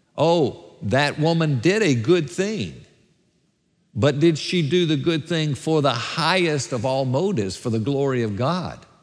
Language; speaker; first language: English; native; English